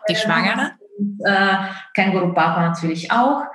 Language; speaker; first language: German; non-native, fluent; Italian